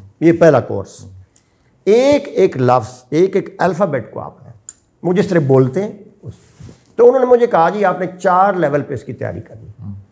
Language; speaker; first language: Urdu; non-native, local second language; Punjabi